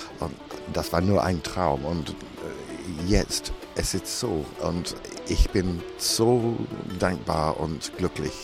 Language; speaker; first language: German; non-native, learner; English